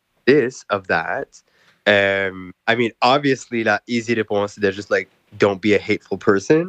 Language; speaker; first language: English; non-native, local second language; French